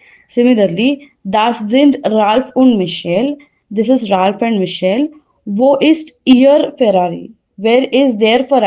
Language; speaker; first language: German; non-native, fluent; Hindi